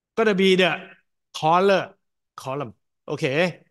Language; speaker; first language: English; non-native, fluent; Thai